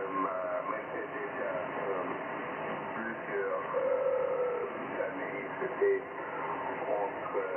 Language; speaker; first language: French; non-native, local second language; German